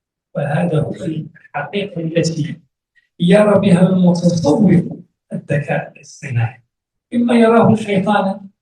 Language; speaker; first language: Arabic; native; Arabic